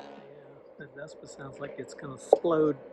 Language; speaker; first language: English; native; English